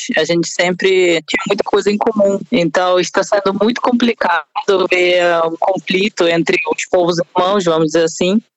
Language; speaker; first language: Portuguese; non-native, fluent; Russian